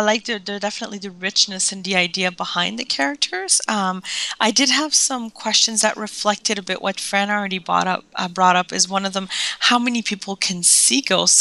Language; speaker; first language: English; non-native, fluent; French